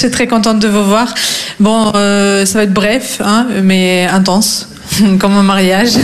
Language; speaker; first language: French; non-native, fluent; Russian